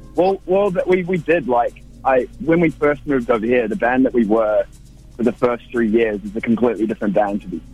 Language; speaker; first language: English; native; English